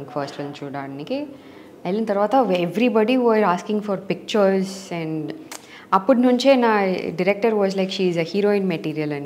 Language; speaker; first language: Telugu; non-native, learner; Tamil